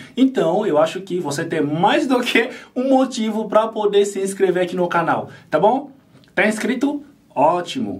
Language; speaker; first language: Portuguese; non-native, fluent; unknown